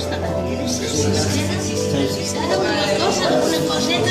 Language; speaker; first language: Catalan; non-native, learner; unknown